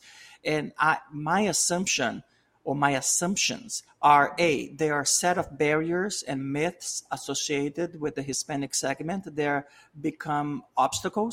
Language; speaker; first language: English; non-native, fluent; Portuguese